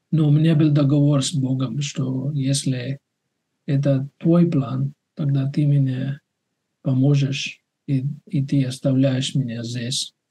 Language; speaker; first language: Russian; non-native, fluent; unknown